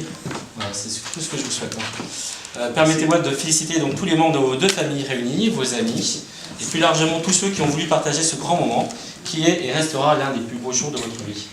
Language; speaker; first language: French; native; French